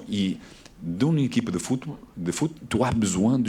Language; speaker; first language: French; non-native, learner; Portuguese